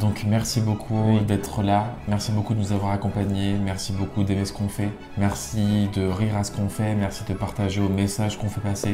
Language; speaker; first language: French; native; French